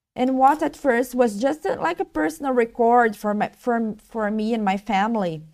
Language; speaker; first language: English; non-native, learner; Portuguese